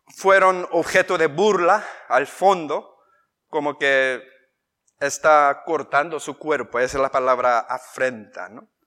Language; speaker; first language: Spanish; non-native, fluent; Korean